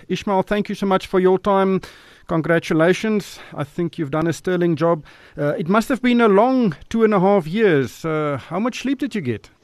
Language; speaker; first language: English; non-native, local second language; Afrikaans